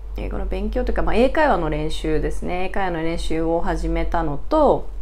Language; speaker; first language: Japanese; native; Japanese